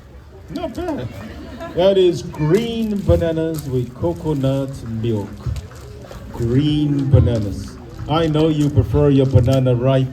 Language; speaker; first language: English; non-native, local second language; Samoan